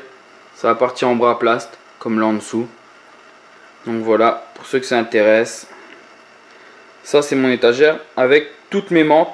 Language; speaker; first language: French; native; French